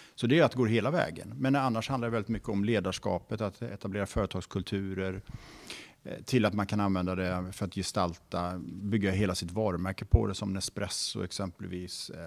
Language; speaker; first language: Swedish; native; Swedish